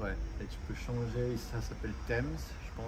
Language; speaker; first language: French; non-native, fluent; Japanese